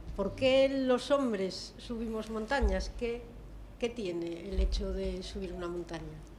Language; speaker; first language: English; non-native, fluent; German